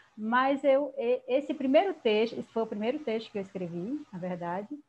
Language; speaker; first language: Portuguese; native; Portuguese